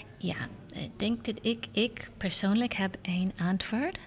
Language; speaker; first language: Dutch; non-native, learner; English